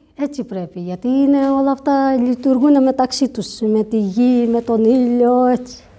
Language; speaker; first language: Greek; non-native, fluent; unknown